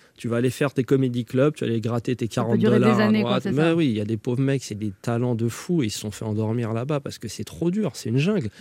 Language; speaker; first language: French; native; French